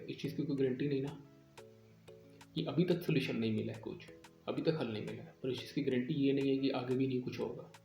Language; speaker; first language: Hindi; non-native, local second language; Punjabi